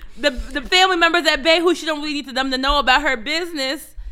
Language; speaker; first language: English; early bilingual, other home language; Swahili